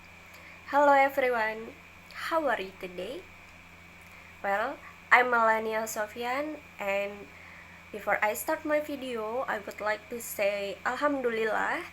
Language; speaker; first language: English; non-native, learner; Indonesian